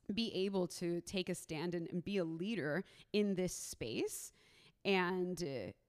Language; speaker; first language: English; native; English